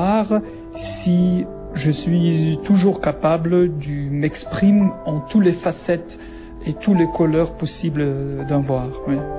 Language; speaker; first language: French; non-native, learner; German